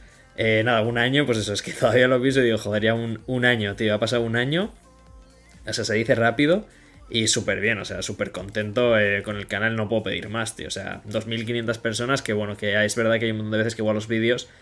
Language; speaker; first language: Spanish; native; Spanish